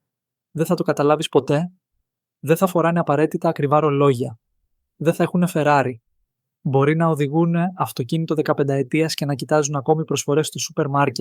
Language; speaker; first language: Greek; native; Greek